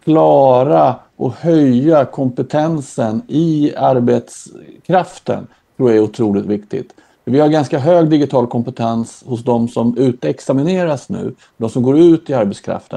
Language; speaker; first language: Swedish; native; Swedish